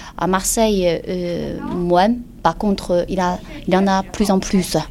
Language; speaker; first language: French; non-native, fluent; Chinese